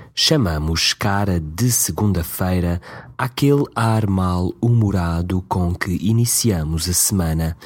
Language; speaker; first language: Portuguese; native; Portuguese